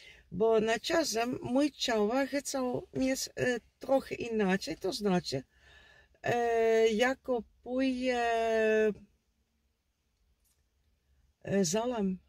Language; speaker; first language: Polish; non-native, learner; Dutch